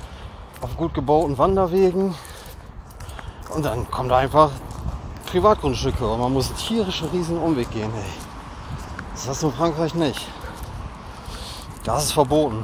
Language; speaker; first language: German; native; German